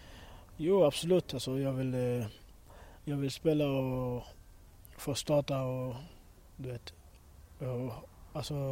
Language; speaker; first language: Swedish; early bilingual, other home language; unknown